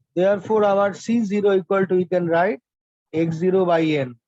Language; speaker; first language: English; non-native, local second language; Bangla